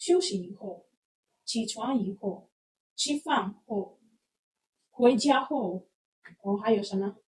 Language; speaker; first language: Chinese; non-native, fluent; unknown